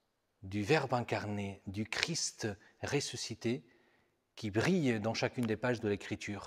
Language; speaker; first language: French; non-native, fluent; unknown